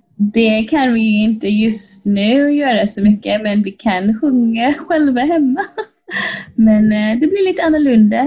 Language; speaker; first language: Swedish; non-native, fluent; English